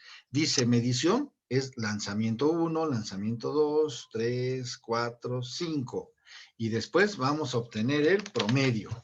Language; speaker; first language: Spanish; native; Spanish